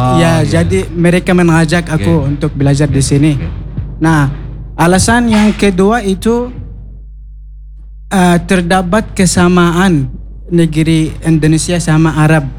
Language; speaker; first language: Indonesian; non-native, learner; Arabic